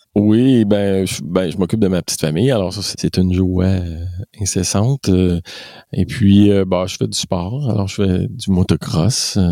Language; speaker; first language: French; native; French